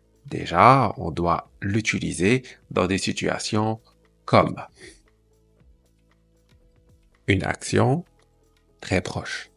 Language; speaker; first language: French; non-native, fluent; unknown